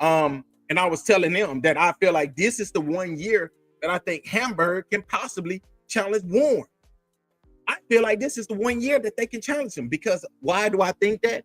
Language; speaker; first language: English; native; English